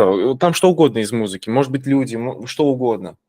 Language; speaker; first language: Russian; native; Russian